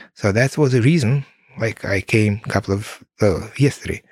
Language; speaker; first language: English; non-native, fluent; Ukrainian